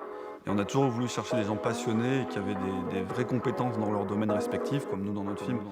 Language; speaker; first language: French; native; French